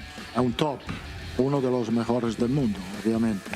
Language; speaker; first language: Portuguese; non-native, fluent; Italian